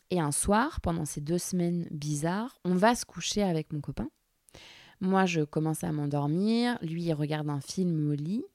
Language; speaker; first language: French; native; French